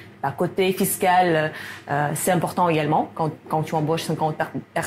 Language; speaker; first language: French; non-native, fluent; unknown